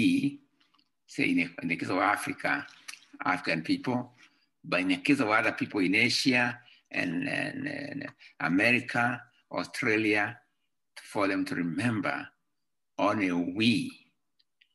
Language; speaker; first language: English; non-native, local second language; Kikuyu